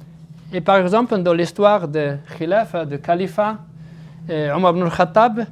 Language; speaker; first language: French; non-native, fluent; Arabic